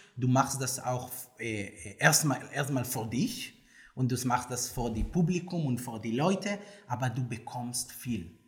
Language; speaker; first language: German; non-native, learner; Hebrew